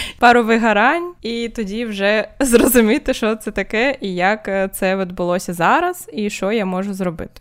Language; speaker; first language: Ukrainian; non-native, local second language; Russian